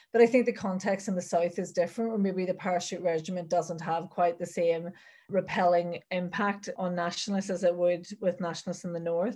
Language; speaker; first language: English; native; English